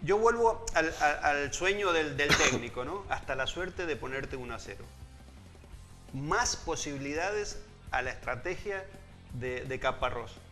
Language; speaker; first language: Spanish; native; Spanish